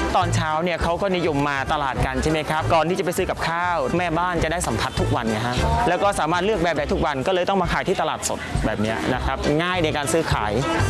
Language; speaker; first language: Thai; non-native, fluent; Khmer